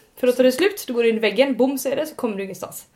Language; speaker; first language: Swedish; native; Swedish